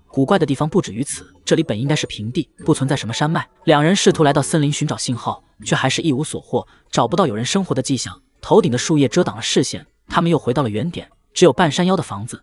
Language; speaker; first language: Chinese; native; Chinese